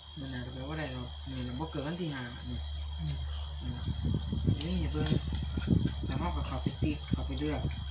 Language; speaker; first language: Thai; native; Thai